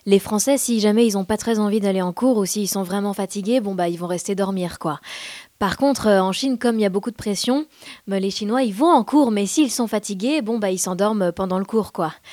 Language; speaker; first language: French; native; French